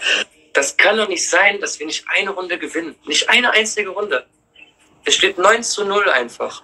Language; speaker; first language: German; native; German